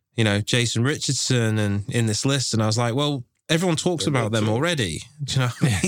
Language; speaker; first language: English; native; English